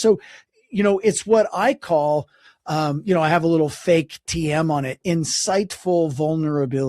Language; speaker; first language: English; native; English